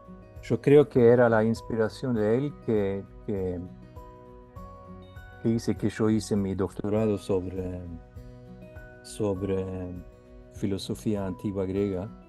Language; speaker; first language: Spanish; non-native, fluent; Norwegian